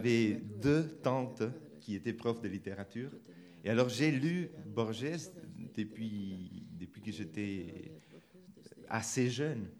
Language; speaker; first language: French; non-native, fluent; Spanish